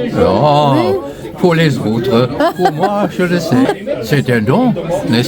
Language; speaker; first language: French; non-native, fluent; German